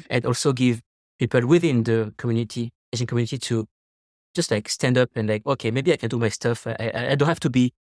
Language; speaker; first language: English; non-native, fluent; French